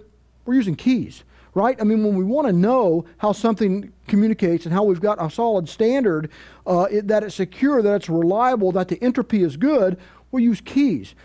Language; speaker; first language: English; native; English